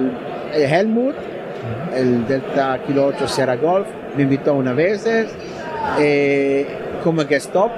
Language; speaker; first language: Spanish; non-native, learner; Italian